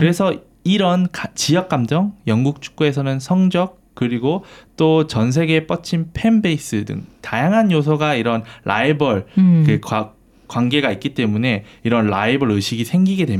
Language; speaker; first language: Korean; native; Korean